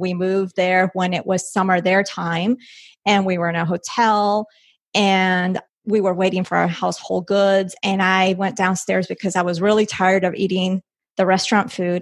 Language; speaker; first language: English; early bilingual, other home language; Spanish